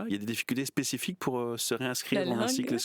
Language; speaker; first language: French; native; French